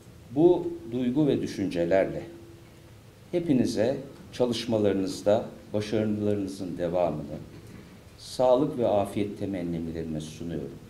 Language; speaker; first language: Turkish; native; Turkish